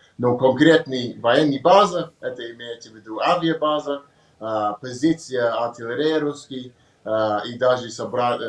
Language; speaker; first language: Russian; non-native, learner; English